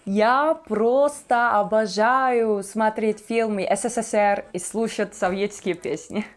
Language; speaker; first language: Russian; non-native, fluent; Turkish